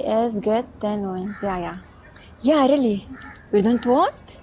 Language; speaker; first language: English; non-native, learner; Arabic